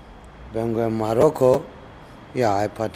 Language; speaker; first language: Spanish; non-native, learner; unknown